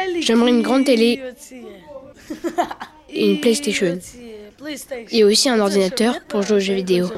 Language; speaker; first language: French; non-native, learner; Ukrainian